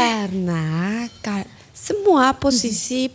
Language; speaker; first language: Indonesian; non-native, learner; Spanish